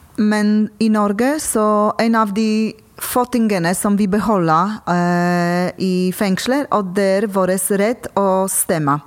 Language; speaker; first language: Norwegian; non-native, fluent; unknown